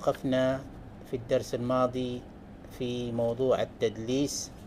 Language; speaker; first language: Arabic; non-native, fluent; Malay